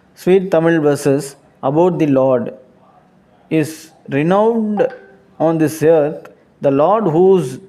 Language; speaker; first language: English; non-native, local second language; Tamil